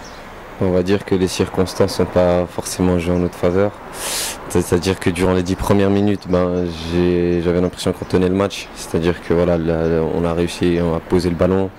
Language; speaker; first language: French; native; French